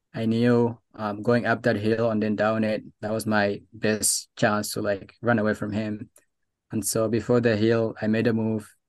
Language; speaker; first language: English; non-native, local second language; Arabic